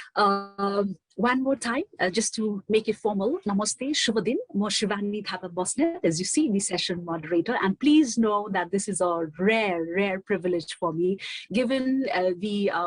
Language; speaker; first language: English; non-native, local second language; Nepali